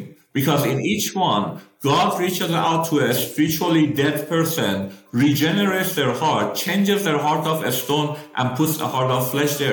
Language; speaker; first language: English; non-native, fluent; Persian